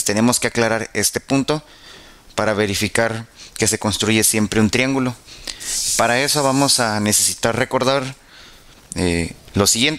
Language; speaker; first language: Spanish; native; Spanish